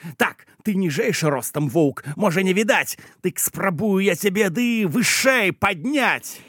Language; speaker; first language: Belarusian; native; Belarusian